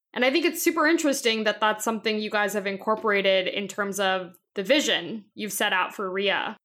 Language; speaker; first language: English; native; English